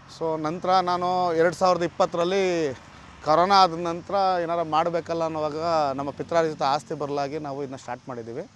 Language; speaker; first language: Kannada; native; Kannada